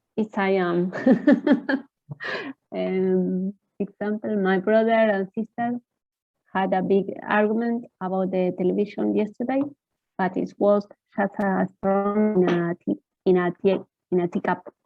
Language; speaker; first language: English; non-native, learner; Spanish